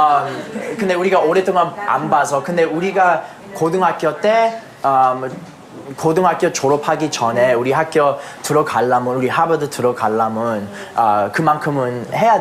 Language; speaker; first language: Korean; early bilingual, heritage; English